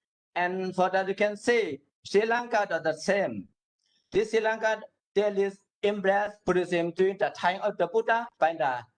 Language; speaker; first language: English; non-native, learner; Burmese